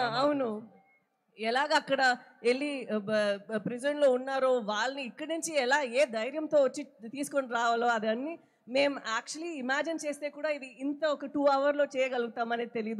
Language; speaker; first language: Telugu; non-native, local second language; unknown